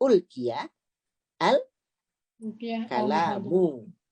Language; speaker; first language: Arabic; non-native, fluent; Indonesian